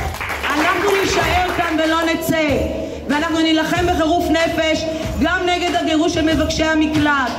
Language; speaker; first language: Hebrew; native; Hebrew